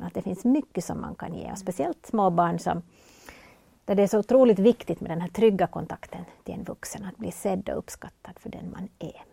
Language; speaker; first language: Swedish; native; Swedish